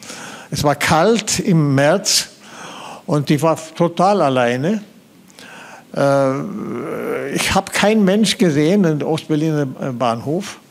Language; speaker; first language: German; non-native, fluent; Swedish